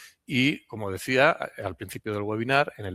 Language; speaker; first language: Spanish; non-native, local second language; Catalan